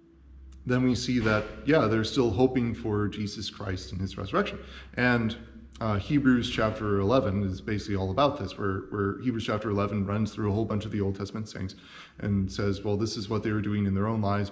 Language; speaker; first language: English; native; English